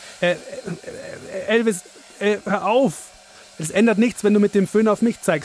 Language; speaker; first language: German; native; German